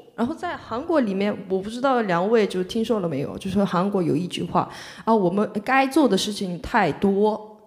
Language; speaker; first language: Chinese; non-native, fluent; Korean